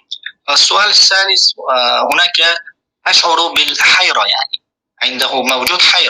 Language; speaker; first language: Arabic; non-native, fluent; Uzbek